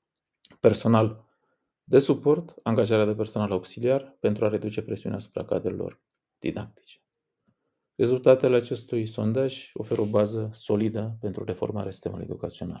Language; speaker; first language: Romanian; native; Romanian